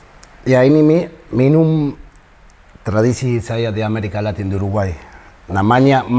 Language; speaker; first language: Indonesian; non-native, fluent; Spanish